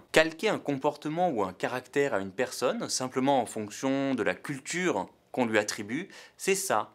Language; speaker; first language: French; native; French